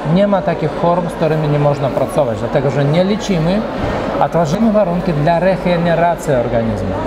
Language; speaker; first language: Polish; early bilingual, heritage; Russian